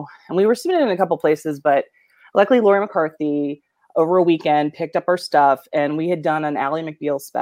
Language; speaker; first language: English; native; English